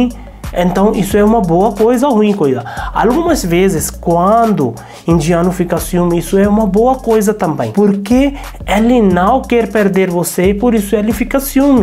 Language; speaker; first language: Portuguese; non-native, learner; Hindi